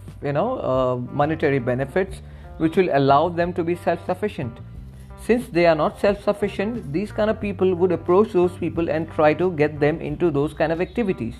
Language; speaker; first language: English; non-native, local second language; Assamese